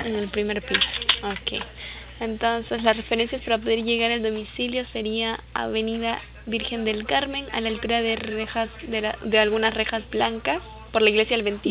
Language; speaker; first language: Spanish; native; Spanish